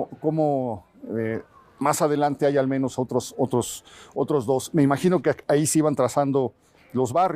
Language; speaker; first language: Spanish; native; Spanish